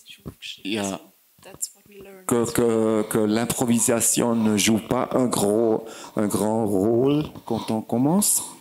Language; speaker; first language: French; non-native, fluent; German